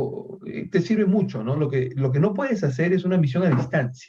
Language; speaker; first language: Spanish; native; Spanish